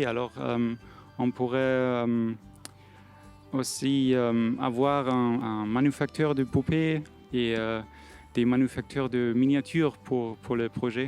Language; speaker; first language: French; non-native, fluent; German